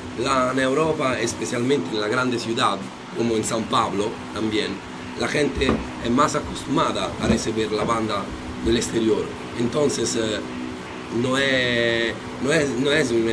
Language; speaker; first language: Spanish; non-native, learner; Italian